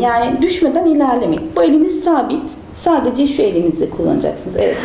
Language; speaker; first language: Turkish; native; Turkish